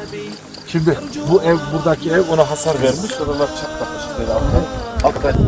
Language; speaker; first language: Turkish; non-native, learner; Chechen